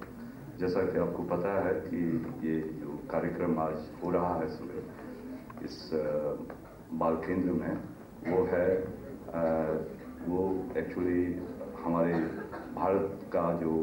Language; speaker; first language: Hindi; native; Hindi